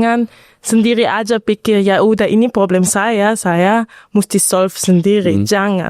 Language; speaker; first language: Indonesian; early bilingual, heritage; Indonesian